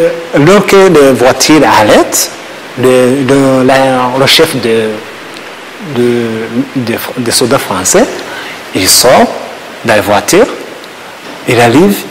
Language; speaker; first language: French; non-native, learner; Kinyarwanda